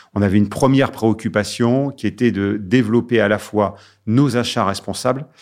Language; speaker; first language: French; native; French